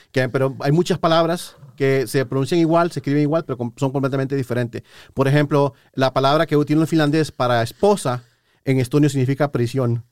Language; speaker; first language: Spanish; native; Spanish